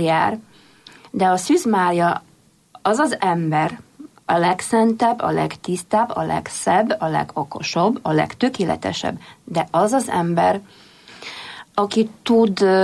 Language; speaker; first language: Hungarian; non-native, fluent; Polish